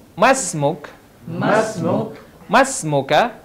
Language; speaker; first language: Arabic; non-native, fluent; Indonesian